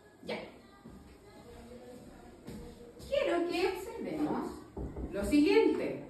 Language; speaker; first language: Spanish; native; Spanish